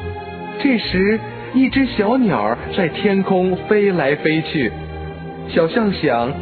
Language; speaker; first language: Chinese; native; Chinese